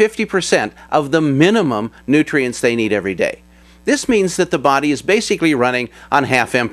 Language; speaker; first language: English; native; English